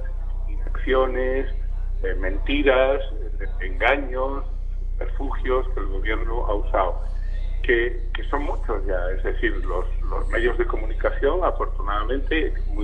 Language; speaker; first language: Spanish; native; Spanish